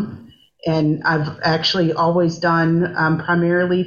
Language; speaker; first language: English; native; English